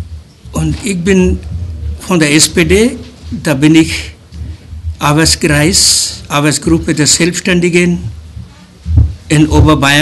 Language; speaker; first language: German; early bilingual, other home language; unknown